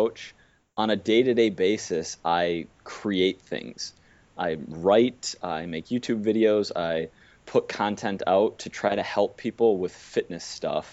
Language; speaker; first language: English; native; English